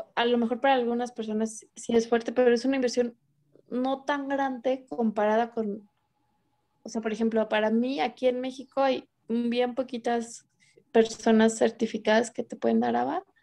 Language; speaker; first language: Spanish; native; Spanish